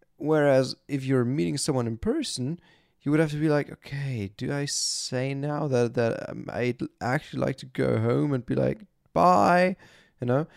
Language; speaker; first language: English; non-native, fluent; German